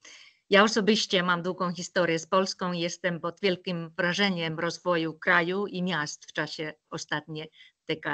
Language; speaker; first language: Polish; non-native, fluent; Finnish